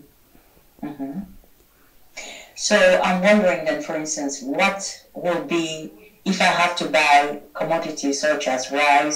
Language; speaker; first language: English; non-native, fluent; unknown